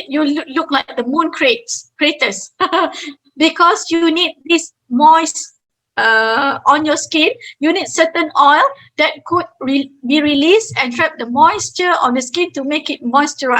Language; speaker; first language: English; non-native, fluent; Malay